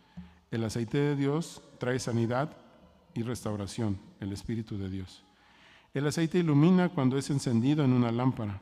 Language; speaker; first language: Spanish; native; Spanish